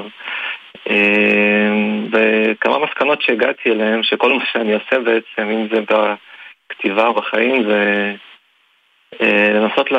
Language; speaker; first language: Hebrew; native; Hebrew